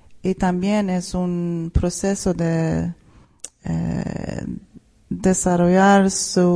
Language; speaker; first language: Spanish; non-native, fluent; Swedish